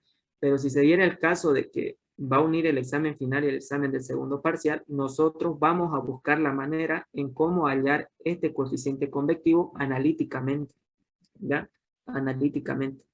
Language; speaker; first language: Spanish; native; Spanish